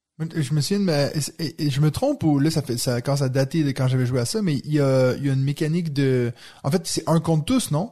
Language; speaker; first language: French; native; French